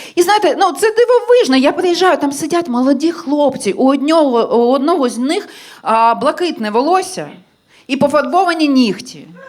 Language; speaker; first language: Ukrainian; non-native, local second language; Russian